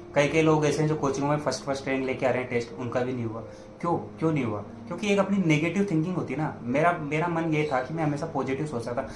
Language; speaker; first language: Hindi; native; Hindi